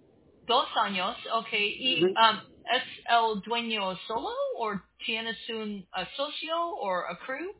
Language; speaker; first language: Spanish; non-native, learner; English